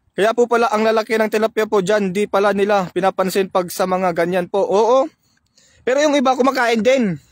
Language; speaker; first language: Filipino; non-native, local second language; Iloko